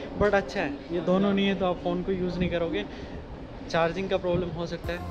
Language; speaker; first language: Hindi; native; Hindi